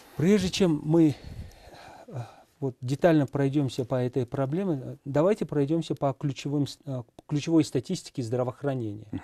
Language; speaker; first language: Russian; non-native, fluent; Mongolian